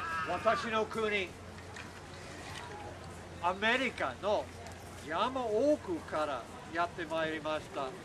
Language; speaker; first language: Japanese; non-native, fluent; English